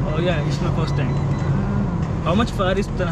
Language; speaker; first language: English; non-native, local second language; Hindi